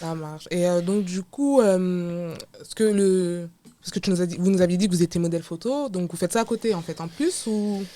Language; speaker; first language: French; native; French